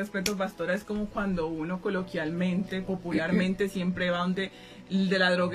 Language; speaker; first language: Spanish; native; Spanish